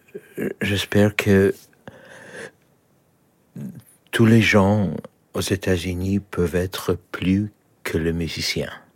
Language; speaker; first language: French; non-native, learner; Polish